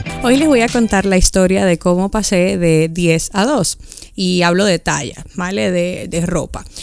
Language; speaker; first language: Spanish; native; Spanish